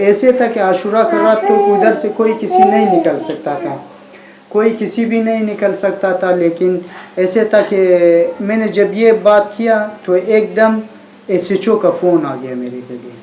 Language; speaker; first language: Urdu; non-native, learner; Persian